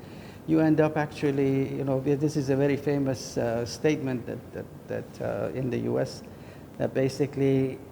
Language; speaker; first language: English; non-native, fluent; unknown